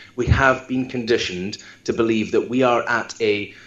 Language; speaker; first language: English; native; English